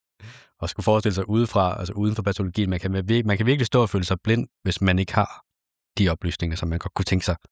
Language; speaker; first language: Danish; native; Danish